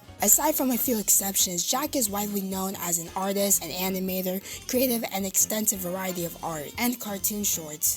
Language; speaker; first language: English; native; English